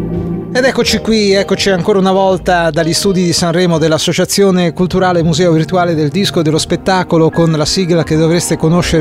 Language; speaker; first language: Italian; native; Italian